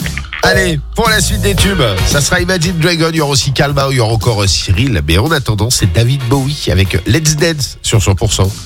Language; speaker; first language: French; native; French